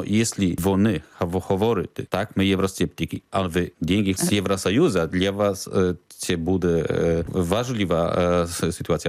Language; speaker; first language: Ukrainian; non-native, learner; Polish